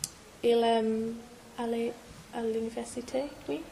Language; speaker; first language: French; non-native, learner; English